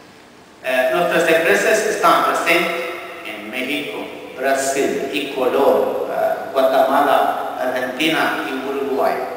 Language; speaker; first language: Spanish; non-native, fluent; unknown